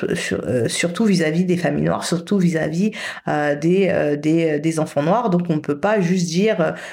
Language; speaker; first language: French; native; French